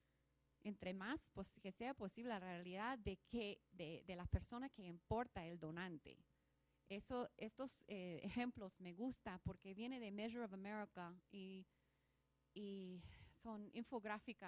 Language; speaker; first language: Spanish; non-native, fluent; English